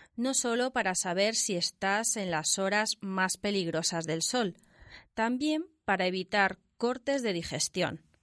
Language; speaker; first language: Spanish; native; Spanish